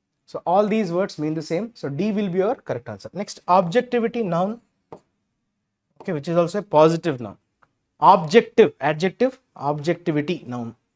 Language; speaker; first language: English; non-native, local second language; Telugu